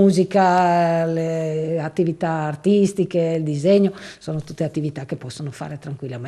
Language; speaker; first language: Italian; native; Italian